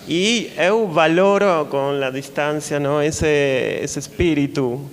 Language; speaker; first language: Portuguese; non-native, learner; Spanish